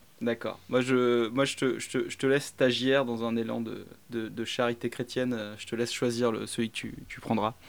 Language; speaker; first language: French; native; French